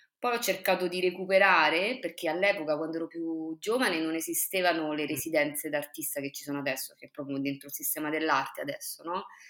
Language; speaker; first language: Italian; native; Italian